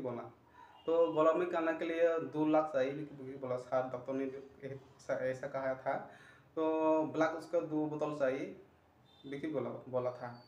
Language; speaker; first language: Hindi; non-native, local second language; Kok Borok